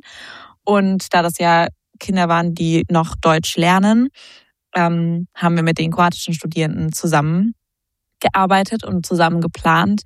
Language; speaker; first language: German; native; German